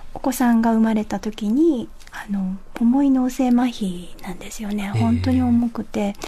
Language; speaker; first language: Japanese; native; Japanese